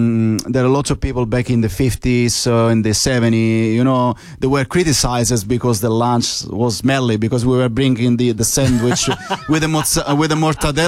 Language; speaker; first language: English; non-native, fluent; Italian